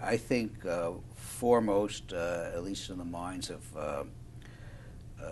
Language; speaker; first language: English; native; English